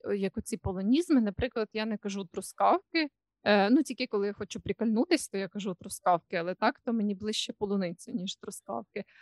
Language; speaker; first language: Ukrainian; non-native, local second language; Russian